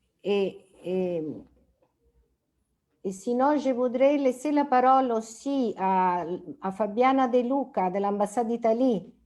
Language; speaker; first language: French; non-native, fluent; Italian